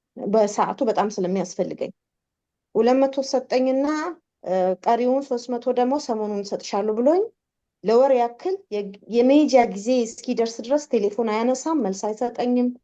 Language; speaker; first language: Amharic; native; Amharic